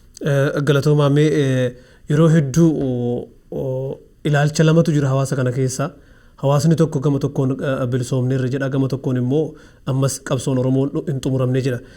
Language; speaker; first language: Oromo; native; Oromo